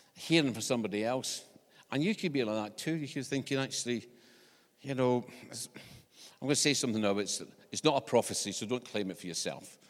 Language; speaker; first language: English; native; English